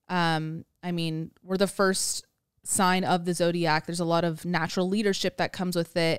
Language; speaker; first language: English; native; English